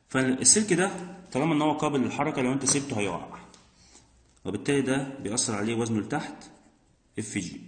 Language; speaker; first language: Arabic; native; Arabic